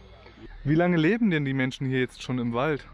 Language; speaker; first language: German; native; German